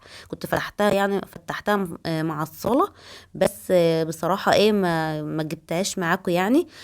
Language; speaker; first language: Arabic; native; Arabic